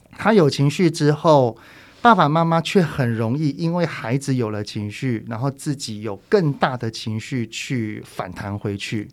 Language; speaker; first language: Chinese; native; Chinese